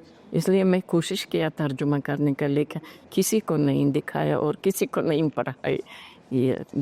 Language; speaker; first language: Hindi; non-native, fluent; Uzbek